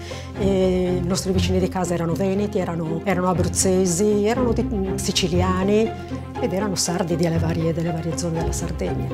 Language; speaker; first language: Italian; native; Italian